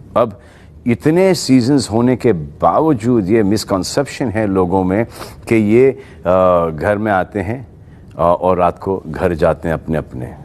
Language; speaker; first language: Hindi; native; Hindi